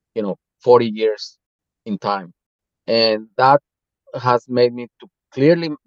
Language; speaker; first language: English; non-native, fluent; Spanish